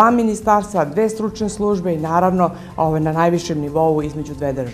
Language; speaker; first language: Serbian; native; Serbian